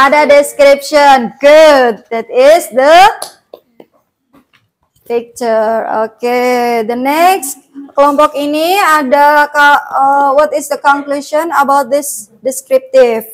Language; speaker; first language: English; non-native, learner; Indonesian